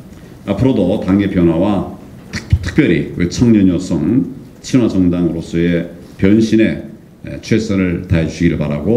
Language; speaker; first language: Korean; native; Korean